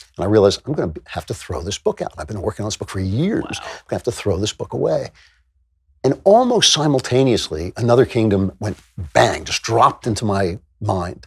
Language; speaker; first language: English; native; English